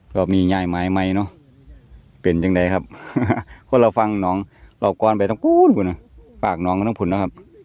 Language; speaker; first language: Thai; native; Thai